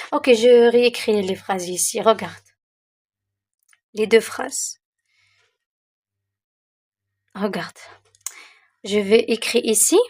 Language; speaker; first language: French; non-native, local second language; Arabic